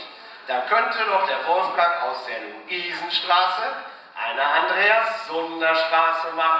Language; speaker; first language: German; native; German